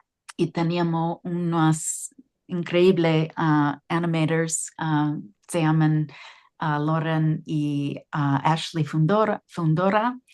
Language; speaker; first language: Spanish; non-native, learner; English